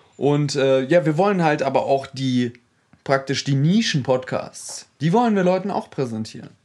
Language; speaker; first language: German; early bilingual, other home language; Russian